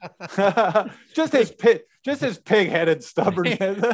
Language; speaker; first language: English; native; English